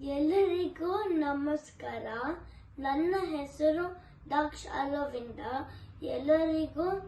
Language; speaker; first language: Kannada; early bilingual, heritage; Kannada